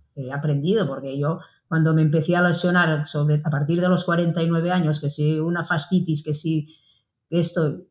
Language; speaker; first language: Spanish; native; Spanish